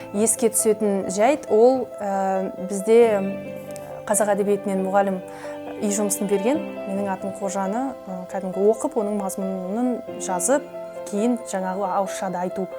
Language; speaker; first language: Kazakh; non-native, local second language; Russian